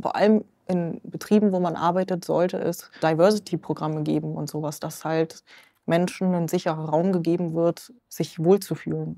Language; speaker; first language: German; native; German